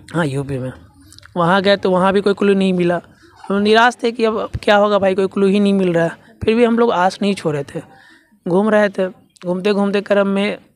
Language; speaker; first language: Hindi; native; Hindi